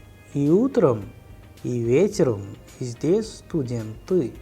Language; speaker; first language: Russian; non-native, fluent; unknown